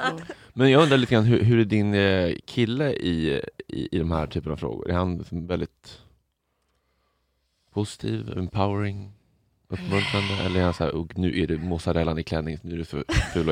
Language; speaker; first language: Swedish; native; Swedish